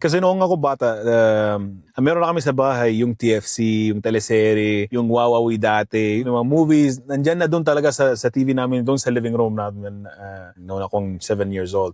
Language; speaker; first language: Filipino; early bilingual, heritage; Filipino